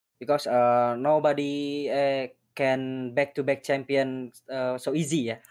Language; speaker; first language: English; non-native, learner; Indonesian